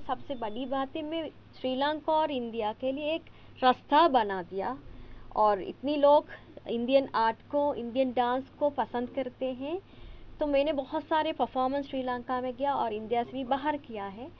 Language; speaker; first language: Hindi; non-native, fluent; Sinhala